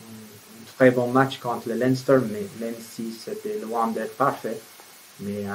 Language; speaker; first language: French; non-native, fluent; English